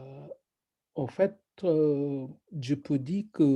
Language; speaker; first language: French; non-native, fluent; Japanese